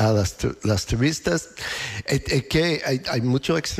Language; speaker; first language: Spanish; non-native, learner; English